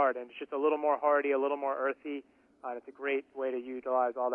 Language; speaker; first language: English; native; English